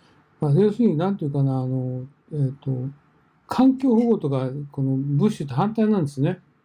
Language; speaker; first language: Japanese; native; Japanese